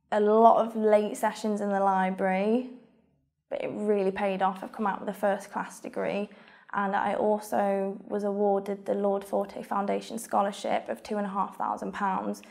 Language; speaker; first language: English; native; English